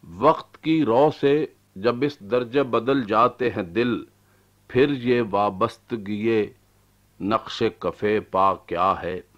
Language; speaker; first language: Urdu; non-native, local second language; Punjabi